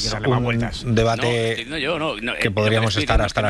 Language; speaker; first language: Spanish; native; Spanish